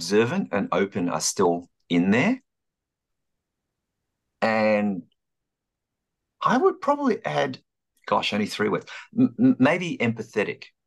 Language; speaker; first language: English; native; English